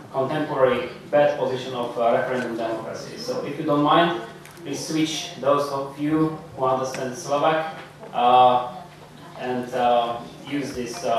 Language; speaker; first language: English; non-native, fluent; Slovak